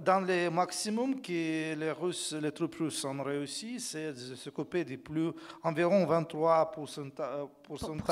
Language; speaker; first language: French; non-native, fluent; Ukrainian